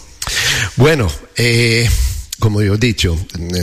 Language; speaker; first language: Spanish; non-native, learner; English